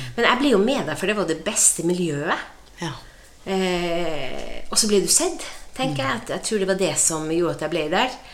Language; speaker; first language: Norwegian; native; Norwegian